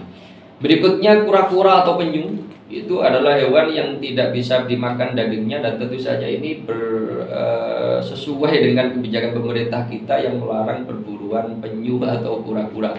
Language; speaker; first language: Indonesian; non-native, local second language; Javanese